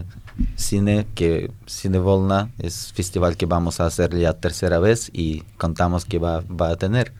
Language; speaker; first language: Spanish; non-native, fluent; Russian